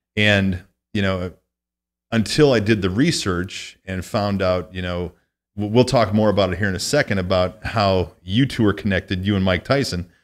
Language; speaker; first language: English; native; English